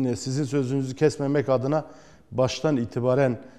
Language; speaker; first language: Turkish; native; Turkish